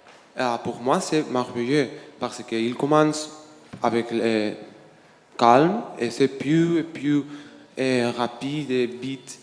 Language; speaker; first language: French; non-native, learner; Spanish